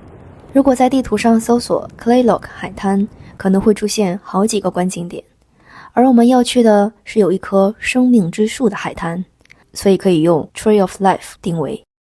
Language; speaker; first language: Chinese; native; Chinese